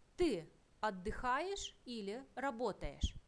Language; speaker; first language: Russian; non-native, fluent; Turkish